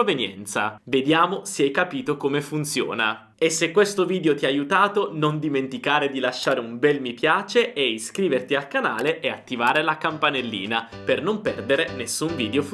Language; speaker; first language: Italian; native; Italian